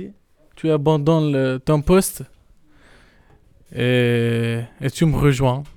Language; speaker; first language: French; non-native, fluent; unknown